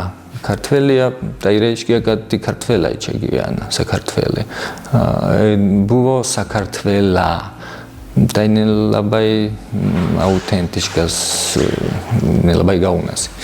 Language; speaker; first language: Lithuanian; non-native, fluent; Georgian